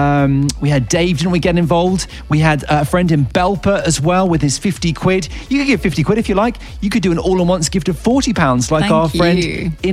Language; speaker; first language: English; native; English